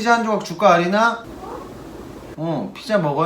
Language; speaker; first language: Korean; native; Korean